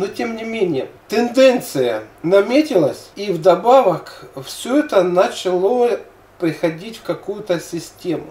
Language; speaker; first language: Russian; native; Russian